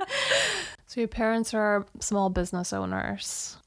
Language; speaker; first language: English; early bilingual, other home language; Romanian